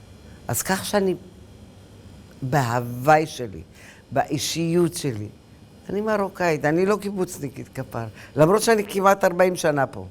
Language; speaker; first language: Hebrew; early bilingual, other home language; Arabic